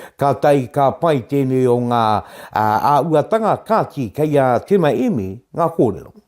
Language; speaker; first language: Māori; native; Māori